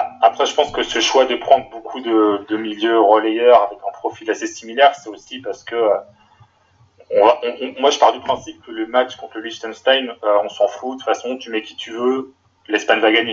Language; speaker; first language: French; native; French